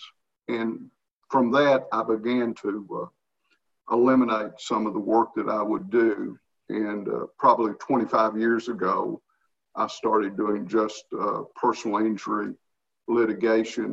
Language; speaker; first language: English; native; English